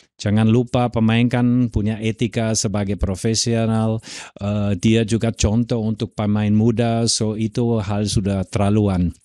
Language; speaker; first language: Indonesian; non-native, fluent; German